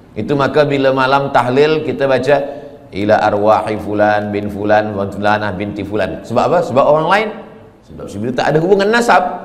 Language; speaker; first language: Malay; native; Malay